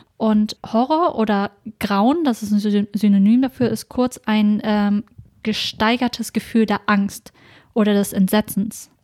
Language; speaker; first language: German; early bilingual, other home language; Vietnamese